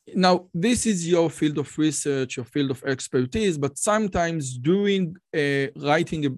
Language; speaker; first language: English; non-native, fluent; Hebrew